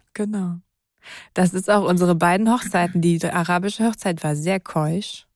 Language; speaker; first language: German; native; German